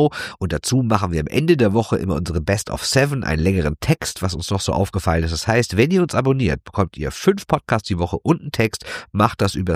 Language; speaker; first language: German; native; German